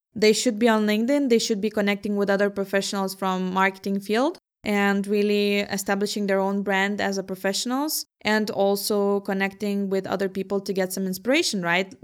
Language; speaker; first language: English; non-native, fluent; Lithuanian